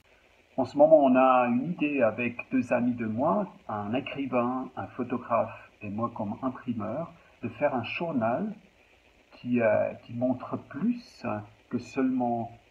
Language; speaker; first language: French; non-native, local second language; German